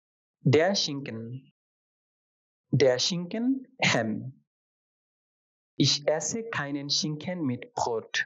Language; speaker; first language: German; non-native, fluent; Bangla